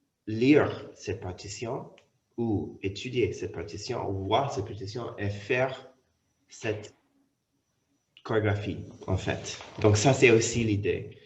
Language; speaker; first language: French; non-native, fluent; English